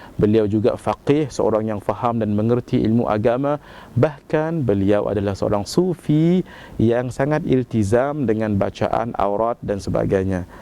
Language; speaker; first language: Malay; native; Malay